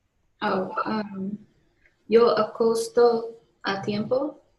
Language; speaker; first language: Spanish; non-native, learner; English